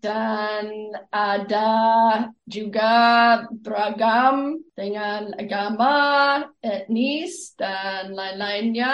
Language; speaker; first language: Indonesian; non-native, fluent; English